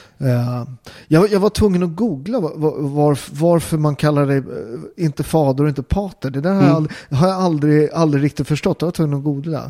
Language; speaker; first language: Swedish; early bilingual, other home language; Italian